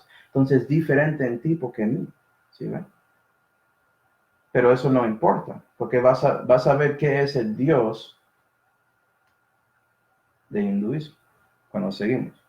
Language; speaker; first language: Spanish; early bilingual, heritage; Spanish